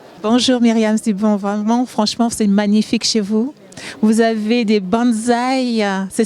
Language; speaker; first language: French; native; French